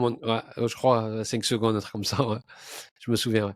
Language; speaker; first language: French; native; French